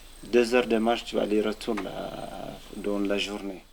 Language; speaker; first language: French; non-native, fluent; Amharic